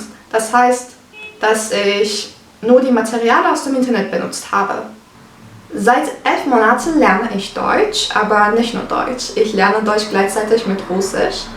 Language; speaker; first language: German; non-native, fluent; Turkish